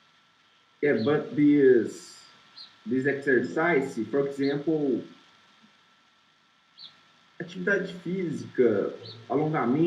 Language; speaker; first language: English; non-native, learner; Portuguese